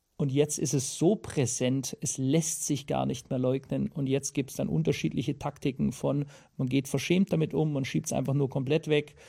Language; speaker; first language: German; native; German